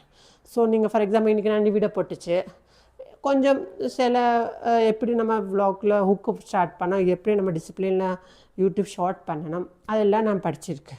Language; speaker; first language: Tamil; non-native, local second language; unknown